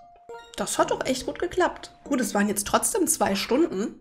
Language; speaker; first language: German; native; German